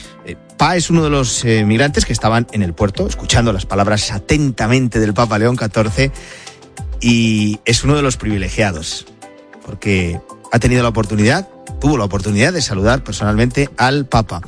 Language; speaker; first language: Spanish; native; Spanish